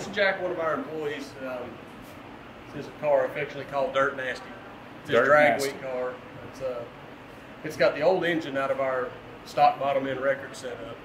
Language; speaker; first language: English; native; English